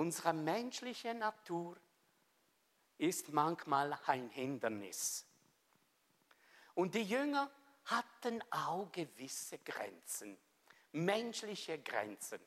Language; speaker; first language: German; non-native, fluent; Italian